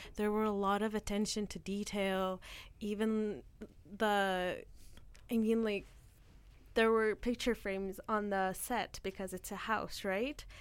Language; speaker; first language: English; non-native, fluent; Turkish